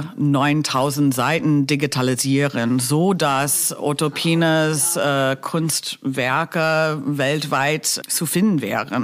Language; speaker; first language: German; non-native, fluent; English